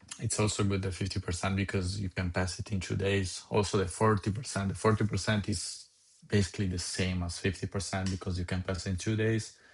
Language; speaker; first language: English; non-native, fluent; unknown